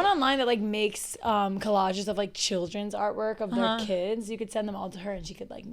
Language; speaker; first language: English; native; English